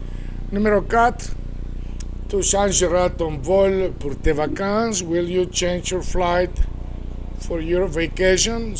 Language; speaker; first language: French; non-native, fluent; Spanish